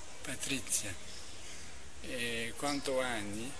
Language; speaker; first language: Italian; non-native, learner; French